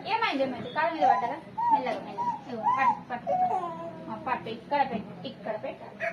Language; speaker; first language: Telugu; native; Telugu